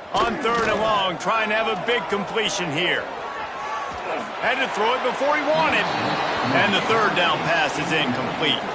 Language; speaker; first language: English; native; English